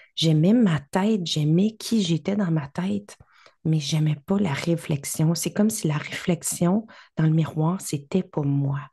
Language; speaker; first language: French; native; French